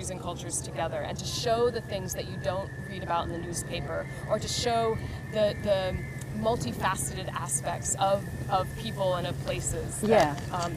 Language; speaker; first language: English; native; English